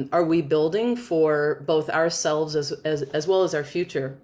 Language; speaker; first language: English; native; English